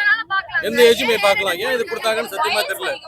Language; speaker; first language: Tamil; native; Tamil